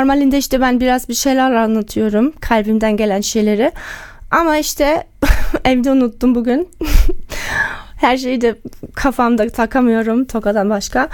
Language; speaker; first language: Turkish; early bilingual, heritage; Turkish